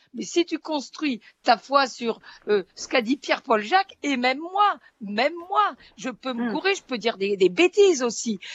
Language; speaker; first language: French; native; French